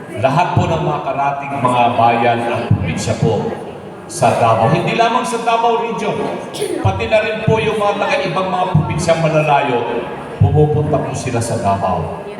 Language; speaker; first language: Filipino; native; Filipino